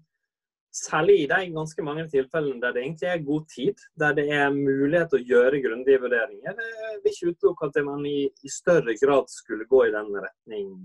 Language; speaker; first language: Norwegian; native; Norwegian